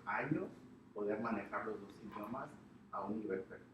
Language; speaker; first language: Spanish; early bilingual, heritage; Spanish